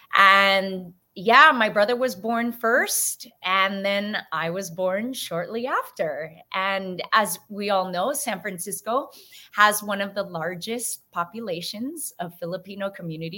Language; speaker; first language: English; native; English